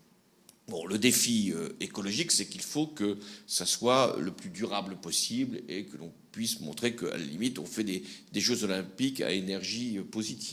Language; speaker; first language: French; native; French